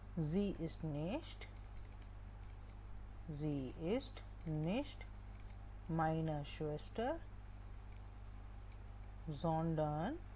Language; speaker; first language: German; non-native, fluent; Hindi